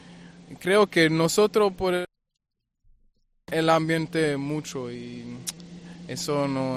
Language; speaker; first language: Spanish; non-native, fluent; German